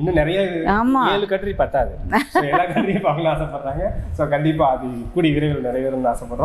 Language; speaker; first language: Tamil; native; Tamil